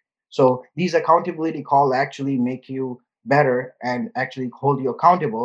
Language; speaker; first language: English; non-native, local second language; Urdu